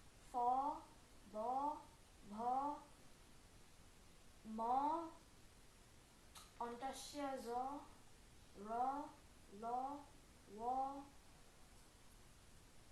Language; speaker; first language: Assamese; early bilingual, heritage; Assamese